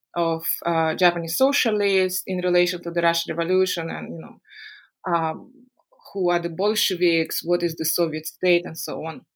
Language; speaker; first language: English; non-native, fluent; Russian